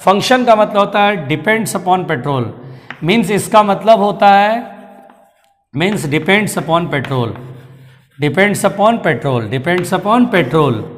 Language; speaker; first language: Hindi; native; Hindi